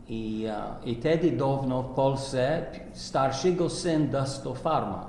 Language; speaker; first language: Polish; early bilingual, heritage; English